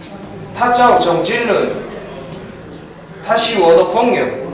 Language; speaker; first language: Chinese; non-native, learner; Korean